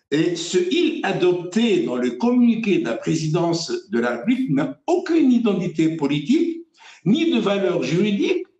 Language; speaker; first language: French; non-native, local second language; Arabic